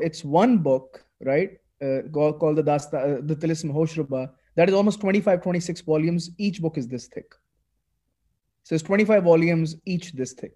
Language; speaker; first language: English; non-native, local second language; Urdu